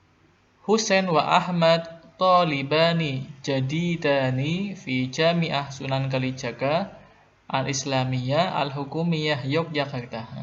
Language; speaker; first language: Arabic; non-native, fluent; Indonesian